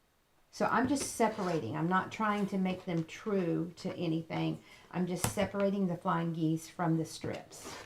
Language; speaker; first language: English; native; English